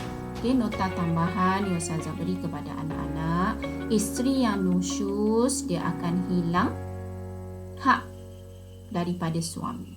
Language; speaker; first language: Malay; native; Malay